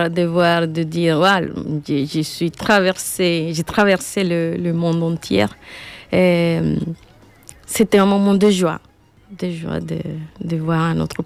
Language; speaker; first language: French; non-native, learner; Spanish